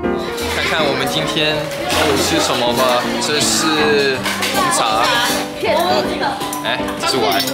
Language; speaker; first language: Chinese; early bilingual, heritage; English